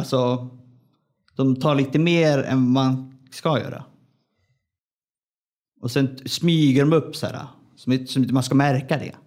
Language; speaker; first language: Swedish; native; Swedish